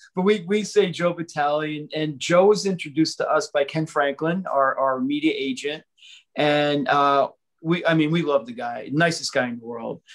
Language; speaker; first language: English; native; English